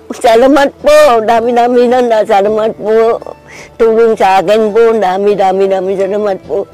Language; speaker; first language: Filipino; non-native, learner; Vietnamese